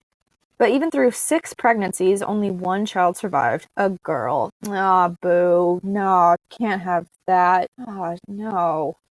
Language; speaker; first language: English; native; English